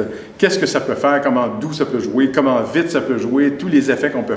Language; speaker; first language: French; native; French